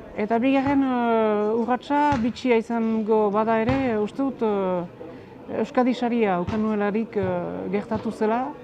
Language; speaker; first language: Basque; native; Basque